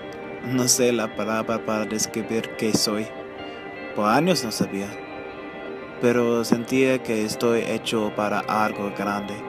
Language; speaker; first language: Spanish; early bilingual, heritage; Spanish